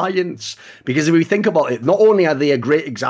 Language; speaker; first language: English; native; English